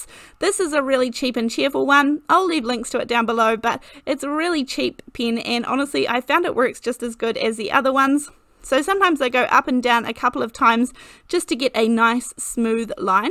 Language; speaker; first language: English; native; English